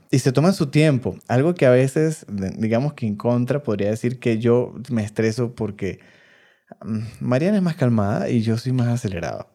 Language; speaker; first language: Spanish; native; Spanish